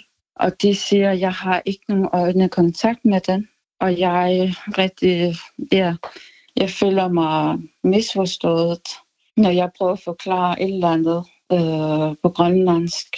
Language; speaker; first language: Danish; non-native, local second language; Kalaallisut